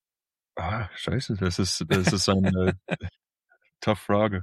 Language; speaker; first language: German; early bilingual, heritage; English